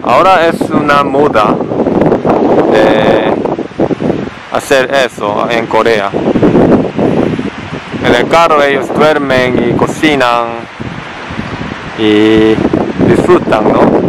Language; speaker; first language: Spanish; non-native, learner; Korean